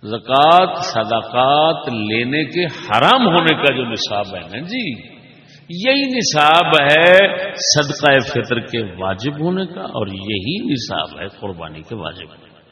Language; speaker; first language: Urdu; non-native, local second language; Punjabi